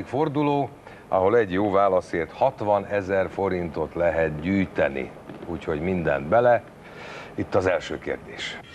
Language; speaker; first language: Hungarian; native; Hungarian